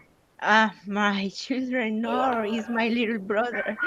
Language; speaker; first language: English; non-native, learner; Spanish